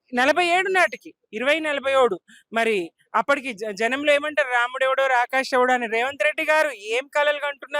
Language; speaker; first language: Telugu; native; Telugu